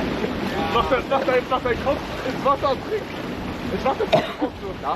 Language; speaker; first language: German; native; German